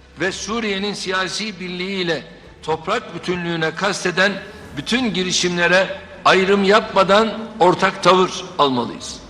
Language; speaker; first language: Turkish; native; Turkish